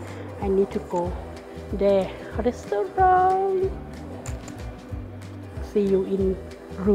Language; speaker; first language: English; non-native, learner; Thai